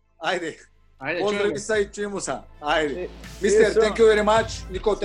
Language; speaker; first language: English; non-native, learner; Bulgarian